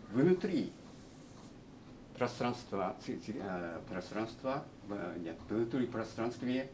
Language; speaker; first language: Russian; non-native, learner; Japanese